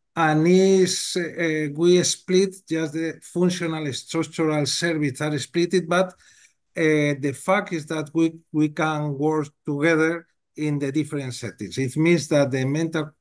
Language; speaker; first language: English; non-native, learner; Spanish